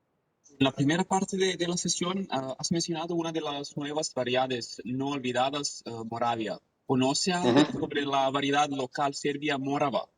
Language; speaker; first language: Spanish; non-native, fluent; Serbian